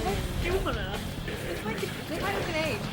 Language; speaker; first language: Welsh; non-native, local second language; English